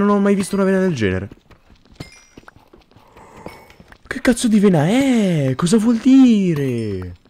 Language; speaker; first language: Italian; native; Italian